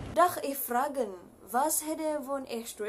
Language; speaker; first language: German; non-native, learner; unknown